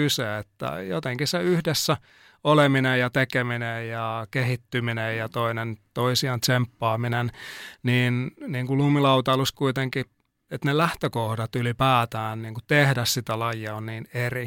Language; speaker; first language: Finnish; native; Finnish